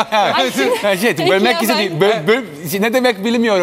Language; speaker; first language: Turkish; non-native, fluent; Italian